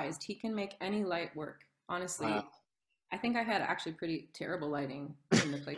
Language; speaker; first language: English; native; English